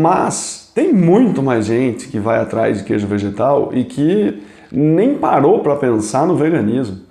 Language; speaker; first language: Portuguese; native; Portuguese